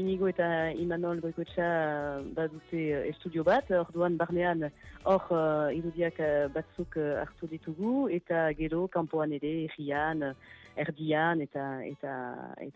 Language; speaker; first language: Basque; non-native, local second language; French